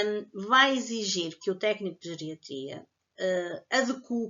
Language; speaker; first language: Portuguese; native; Portuguese